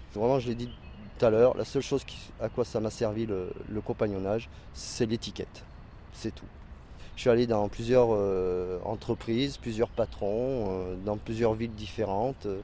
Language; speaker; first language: French; native; French